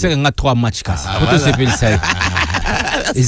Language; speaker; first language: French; non-native, local second language; Lingala